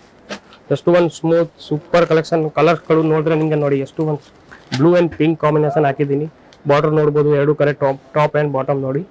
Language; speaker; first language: Kannada; non-native, fluent; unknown